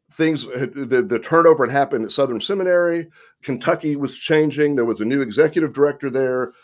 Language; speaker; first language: English; native; English